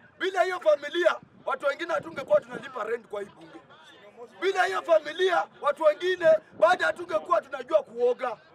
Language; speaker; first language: Swahili; native; Swahili